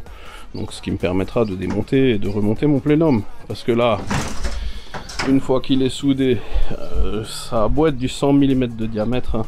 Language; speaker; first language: French; native; French